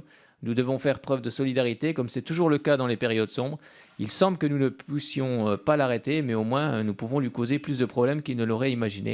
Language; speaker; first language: French; native; French